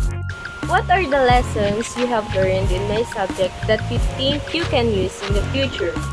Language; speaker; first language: English; non-native, local second language; Filipino